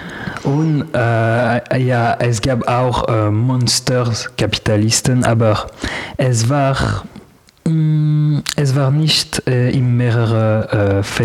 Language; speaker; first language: German; non-native, learner; French